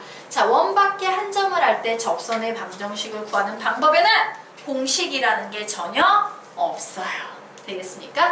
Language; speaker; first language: Korean; native; Korean